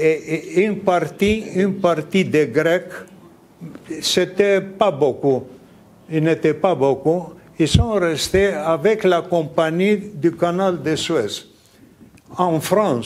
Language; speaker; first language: French; non-native, fluent; Greek